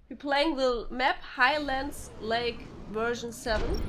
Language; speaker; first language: English; non-native, learner; German